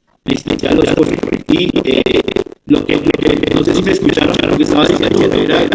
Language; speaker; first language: Spanish; native; Spanish